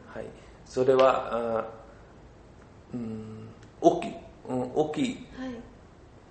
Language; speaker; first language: Japanese; non-native, learner; Bangla